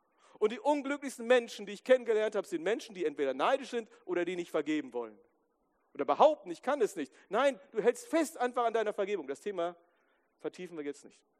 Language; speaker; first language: German; native; German